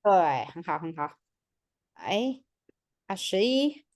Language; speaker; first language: Chinese; non-native, fluent; Indonesian